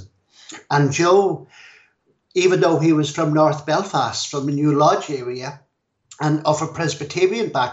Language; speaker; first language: English; native; English